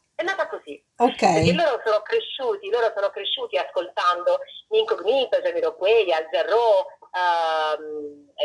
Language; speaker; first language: Italian; native; Italian